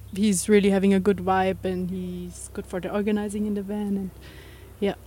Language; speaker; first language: English; non-native, fluent; German